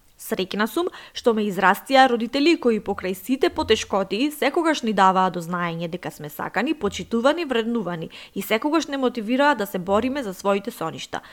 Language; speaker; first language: Macedonian; native; Macedonian